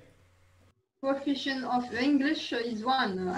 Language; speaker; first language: English; non-native, learner; Arabic